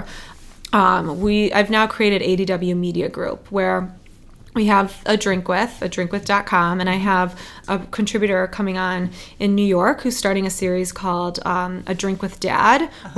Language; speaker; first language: English; native; English